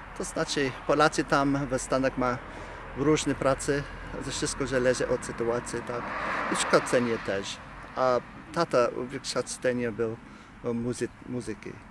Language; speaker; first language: Polish; non-native, fluent; English